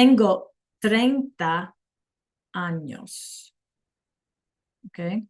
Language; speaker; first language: Spanish; non-native, fluent; English